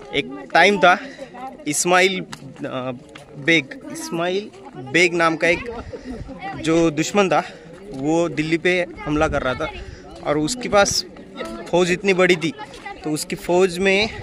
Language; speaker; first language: Hindi; non-native, local second language; Marathi